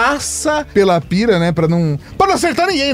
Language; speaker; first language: Portuguese; native; Portuguese